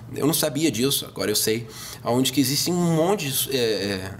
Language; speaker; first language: Portuguese; non-native, fluent; German